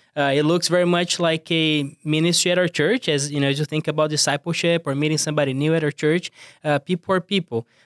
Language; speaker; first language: English; non-native, fluent; Portuguese